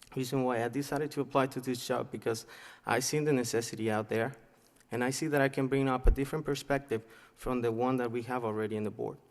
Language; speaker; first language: English; non-native, fluent; Spanish